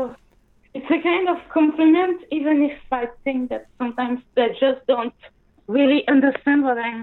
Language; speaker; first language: English; non-native, fluent; French